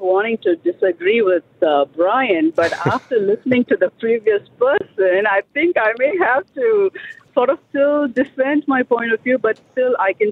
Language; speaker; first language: English; non-native, local second language; Tamil